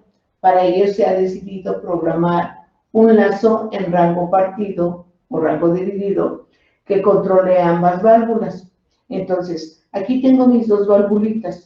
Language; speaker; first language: Spanish; native; Spanish